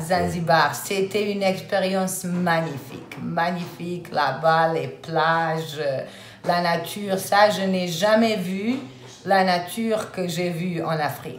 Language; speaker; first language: French; non-native, fluent; Serbian